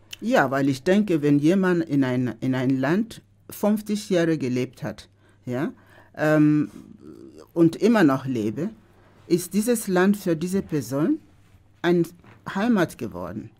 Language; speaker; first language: German; non-native, fluent; Igbo